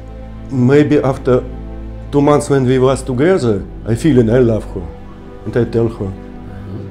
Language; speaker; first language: English; non-native, learner; Russian